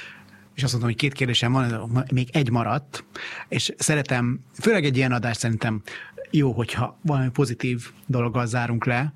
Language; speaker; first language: Hungarian; native; Hungarian